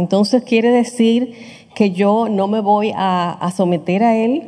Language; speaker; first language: Spanish; native; Spanish